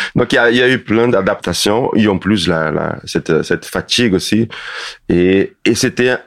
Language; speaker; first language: French; non-native, fluent; Portuguese